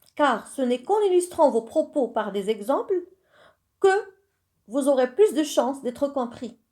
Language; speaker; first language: French; non-native, local second language; Arabic